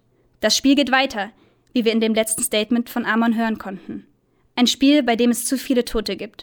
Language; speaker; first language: German; native; German